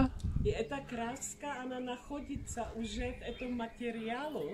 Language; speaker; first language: Russian; early bilingual, heritage; Czech